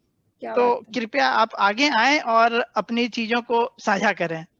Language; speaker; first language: Hindi; native; Hindi